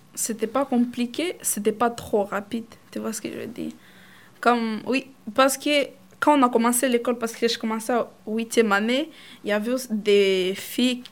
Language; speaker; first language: French; non-native, fluent; Swahili